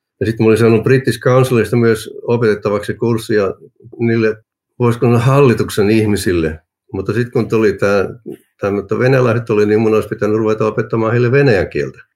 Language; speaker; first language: Finnish; native; Finnish